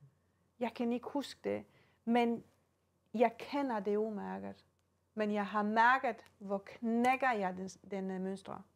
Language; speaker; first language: Danish; non-native, fluent; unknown